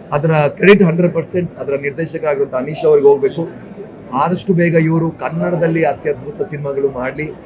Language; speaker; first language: Kannada; non-native, local second language; Tulu